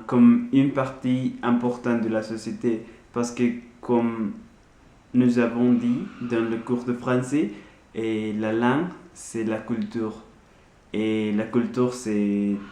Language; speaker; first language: French; non-native, learner; Spanish